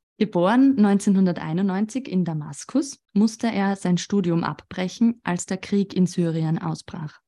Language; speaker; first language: German; native; German